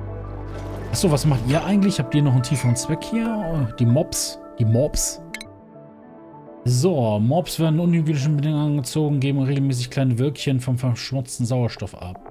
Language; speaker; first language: German; native; German